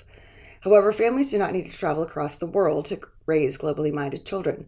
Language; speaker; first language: English; native; English